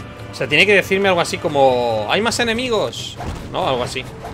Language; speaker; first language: Spanish; native; Spanish